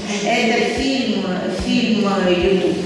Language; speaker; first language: Russian; non-native, learner; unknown